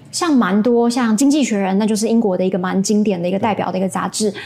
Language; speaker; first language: Chinese; non-native, local second language; English